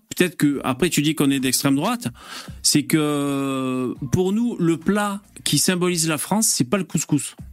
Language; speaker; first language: French; native; French